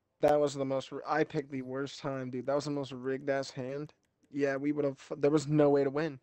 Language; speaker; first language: English; native; English